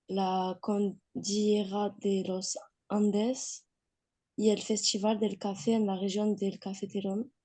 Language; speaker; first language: Spanish; non-native, learner; French